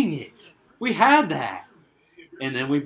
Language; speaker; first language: English; native; English